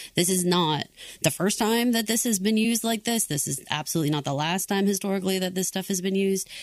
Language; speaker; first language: English; native; English